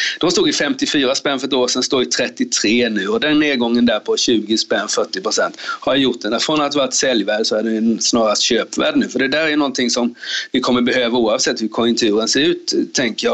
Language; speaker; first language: Swedish; native; Swedish